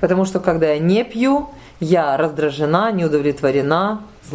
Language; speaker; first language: Russian; native; Russian